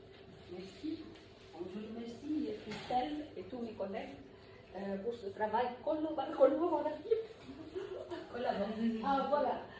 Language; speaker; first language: French; non-native, fluent; Arabic